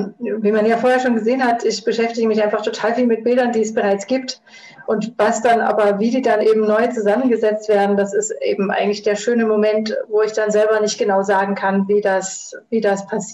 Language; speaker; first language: German; native; German